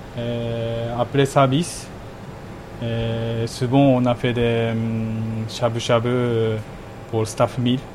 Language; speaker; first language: French; non-native, learner; Japanese